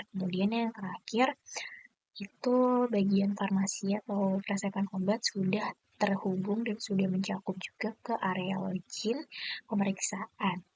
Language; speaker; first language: Indonesian; native; Indonesian